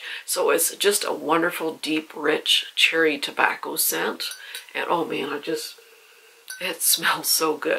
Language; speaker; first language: English; native; English